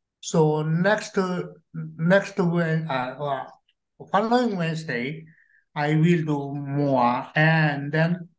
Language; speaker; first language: English; non-native, learner; Korean